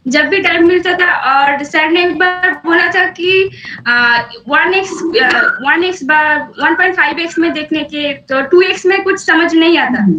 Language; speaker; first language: Hindi; non-native, local second language; Bangla